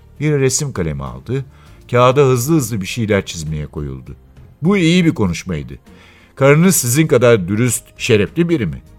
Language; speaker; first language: Turkish; native; Turkish